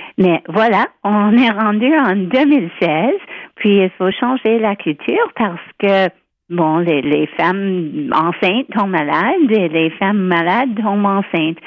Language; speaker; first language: French; non-native, local second language; English